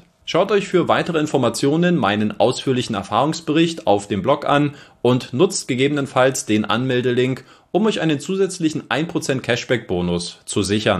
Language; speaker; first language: German; native; German